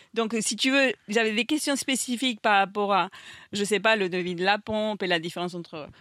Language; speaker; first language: French; non-native, fluent; Spanish